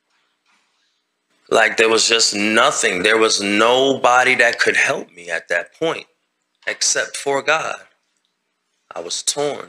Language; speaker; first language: English; native; English